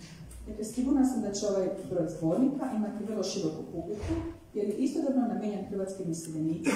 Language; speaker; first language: Croatian; native; Croatian